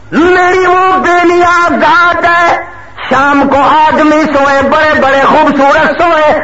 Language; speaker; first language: Urdu; non-native, local second language; Saraiki